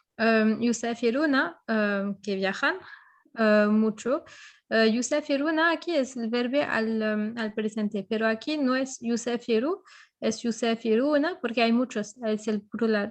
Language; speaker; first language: Spanish; non-native, fluent; French